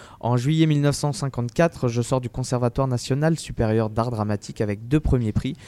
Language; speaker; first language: French; native; French